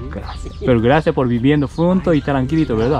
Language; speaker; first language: Spanish; non-native, learner; Japanese